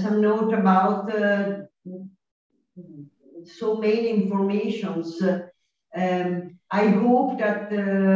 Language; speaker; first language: English; non-native, learner; Italian